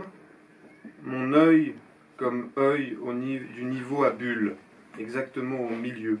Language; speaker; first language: French; native; French